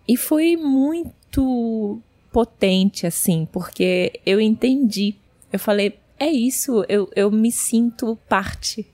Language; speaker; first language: Portuguese; early bilingual, heritage; Portuguese